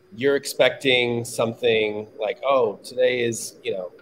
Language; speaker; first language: English; native; English